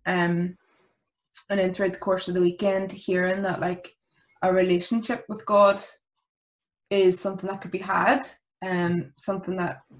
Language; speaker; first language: English; native; English